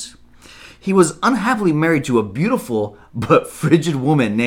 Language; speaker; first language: English; native; English